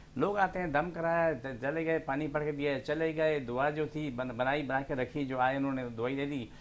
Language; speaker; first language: Urdu; non-native, local second language; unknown